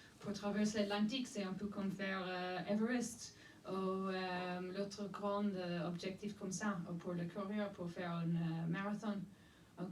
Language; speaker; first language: French; non-native, fluent; English